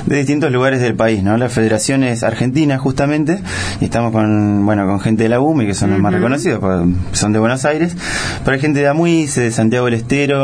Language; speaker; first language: Spanish; native; Spanish